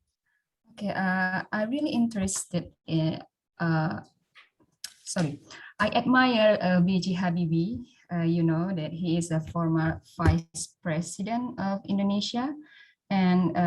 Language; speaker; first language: English; non-native, learner; Indonesian